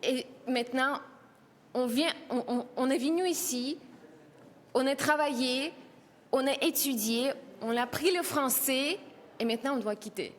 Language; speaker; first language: French; non-native, learner; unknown